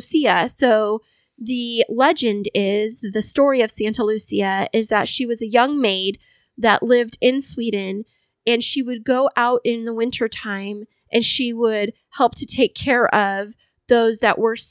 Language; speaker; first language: English; native; English